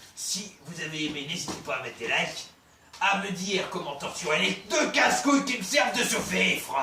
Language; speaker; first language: French; native; French